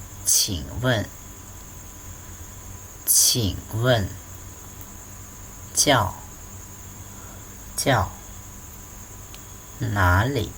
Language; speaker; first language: Chinese; non-native, fluent; Hmong